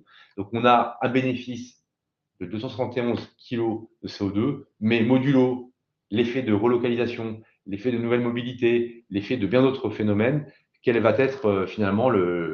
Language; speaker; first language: French; native; French